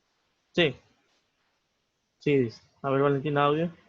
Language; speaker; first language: Spanish; native; Spanish